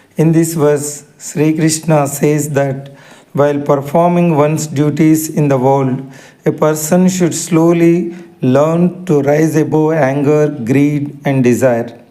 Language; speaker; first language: English; non-native, local second language; Telugu